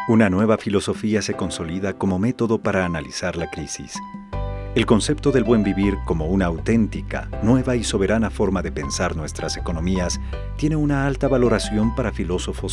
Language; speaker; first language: Spanish; native; Spanish